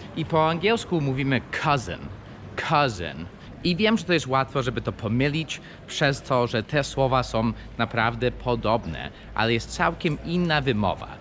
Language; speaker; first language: Polish; non-native, fluent; English